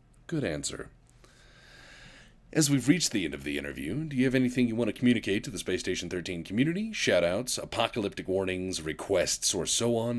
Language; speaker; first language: English; native; English